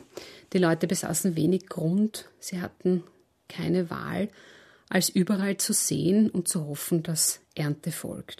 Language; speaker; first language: German; native; German